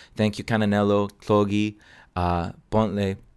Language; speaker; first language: English; non-native, local second language; Cantonese